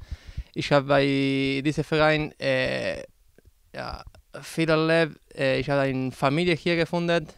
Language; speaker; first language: German; non-native, learner; Spanish